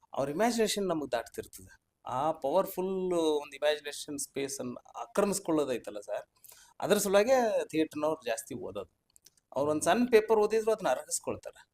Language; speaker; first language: Kannada; native; Kannada